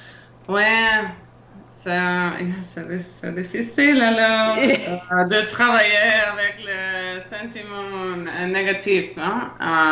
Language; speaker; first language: French; non-native, learner; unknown